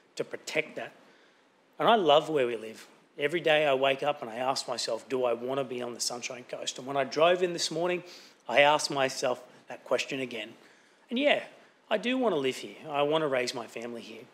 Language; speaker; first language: English; native; English